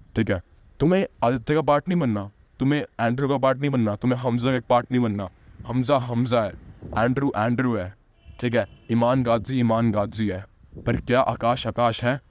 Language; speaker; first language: Hindi; native; Hindi